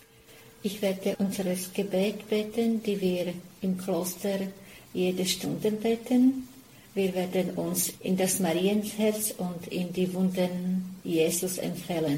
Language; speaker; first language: German; non-native, fluent; Slovak